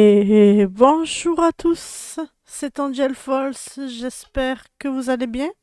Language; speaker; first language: French; native; French